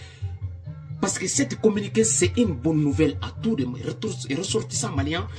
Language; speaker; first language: French; non-native, local second language; Bambara